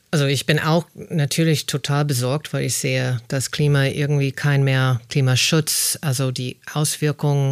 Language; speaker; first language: German; non-native, fluent; English